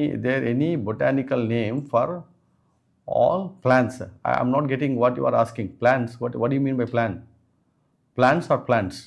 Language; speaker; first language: English; non-native, local second language; Telugu